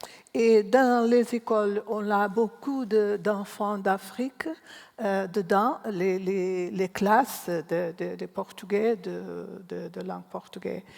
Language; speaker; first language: French; non-native, learner; Portuguese